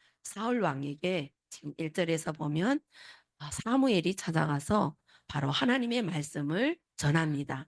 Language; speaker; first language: Korean; native; Korean